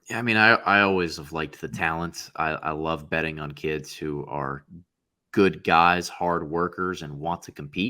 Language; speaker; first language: English; native; English